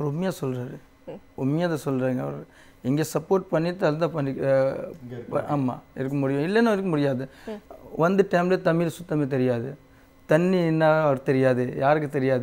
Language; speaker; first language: Tamil; non-native, local second language; Hindi